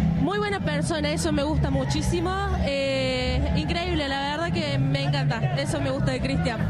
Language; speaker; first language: Spanish; native; Spanish